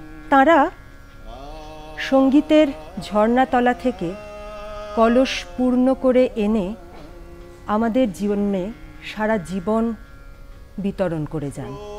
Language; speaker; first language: Bangla; native; Bangla